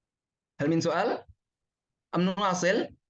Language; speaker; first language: Arabic; non-native, fluent; Indonesian